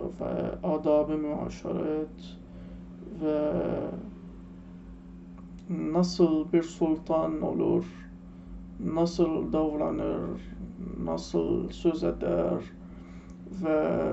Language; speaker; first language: Turkish; non-native, learner; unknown